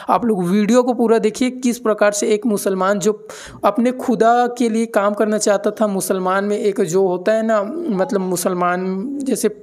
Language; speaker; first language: Hindi; native; Hindi